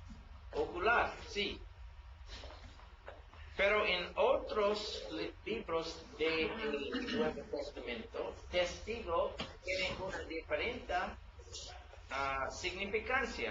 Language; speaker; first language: Spanish; non-native, learner; English